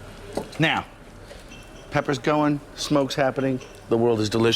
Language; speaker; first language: English; native; English